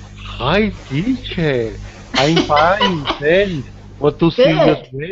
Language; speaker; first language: English; non-native, learner; Spanish